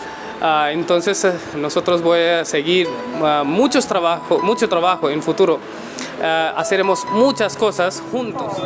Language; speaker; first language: Spanish; non-native, learner; Hindi